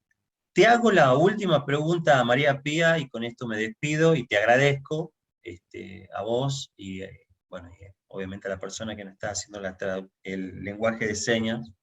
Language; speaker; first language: Spanish; native; Spanish